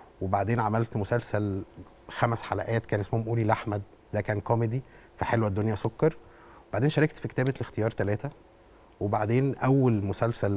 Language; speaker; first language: Arabic; native; Arabic